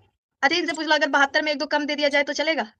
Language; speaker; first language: Hindi; native; Hindi